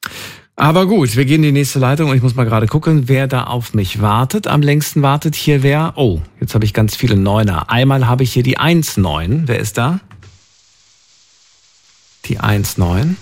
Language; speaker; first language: German; native; German